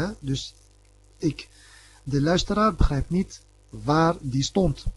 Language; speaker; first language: Dutch; early bilingual, other home language; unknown